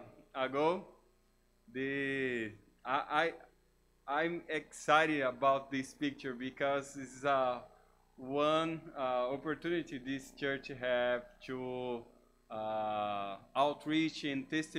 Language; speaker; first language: English; non-native, learner; Portuguese